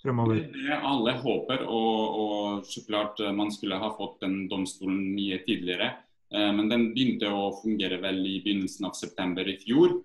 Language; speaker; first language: Norwegian; non-native, fluent; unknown